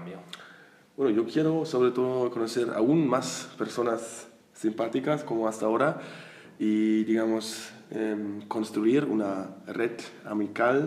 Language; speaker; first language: Spanish; non-native, fluent; German